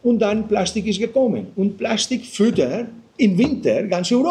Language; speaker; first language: German; non-native, fluent; Spanish